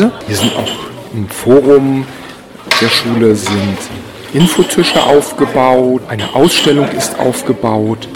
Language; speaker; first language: German; native; German